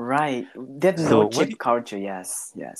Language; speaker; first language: English; non-native, learner; Japanese